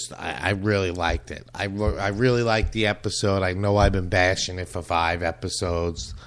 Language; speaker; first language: English; native; English